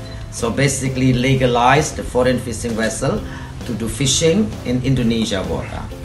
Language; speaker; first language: English; non-native, fluent; Indonesian